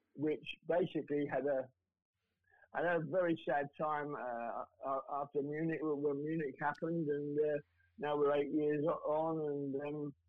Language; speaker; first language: English; native; English